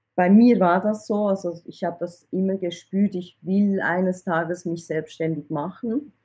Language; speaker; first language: German; early bilingual, other home language; Persian